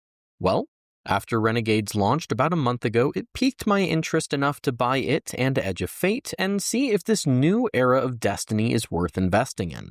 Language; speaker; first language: English; native; English